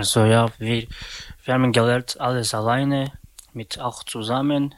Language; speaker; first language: German; non-native, learner; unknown